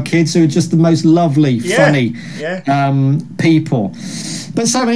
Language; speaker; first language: English; native; English